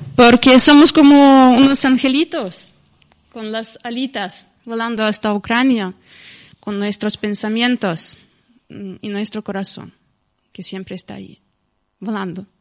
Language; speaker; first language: Spanish; non-native, fluent; Ukrainian